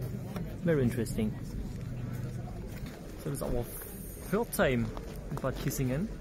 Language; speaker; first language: English; non-native, fluent; German